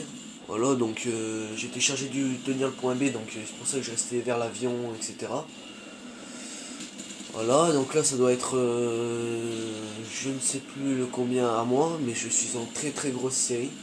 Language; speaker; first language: French; native; French